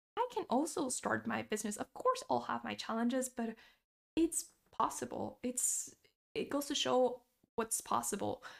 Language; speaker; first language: English; non-native, fluent; Portuguese